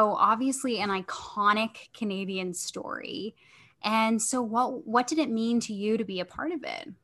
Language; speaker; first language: English; native; English